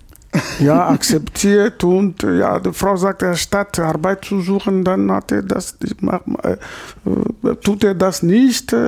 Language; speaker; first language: German; non-native, learner; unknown